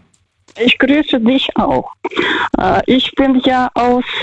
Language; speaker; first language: German; non-native, fluent; Russian